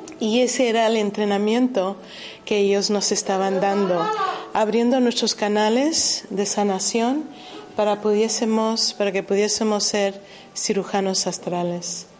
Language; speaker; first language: Spanish; early bilingual, heritage; Spanish